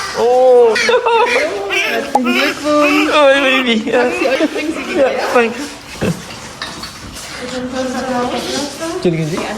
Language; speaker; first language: German; non-native, learner; Filipino